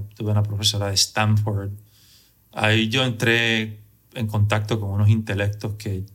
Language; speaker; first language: Spanish; native; Spanish